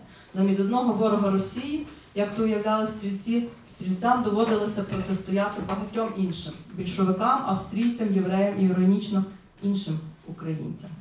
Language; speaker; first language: Ukrainian; native; Ukrainian